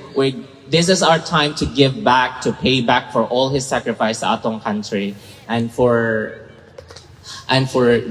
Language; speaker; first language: English; non-native, local second language; Cebuano